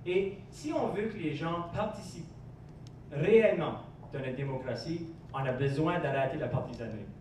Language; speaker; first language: French; non-native, local second language; English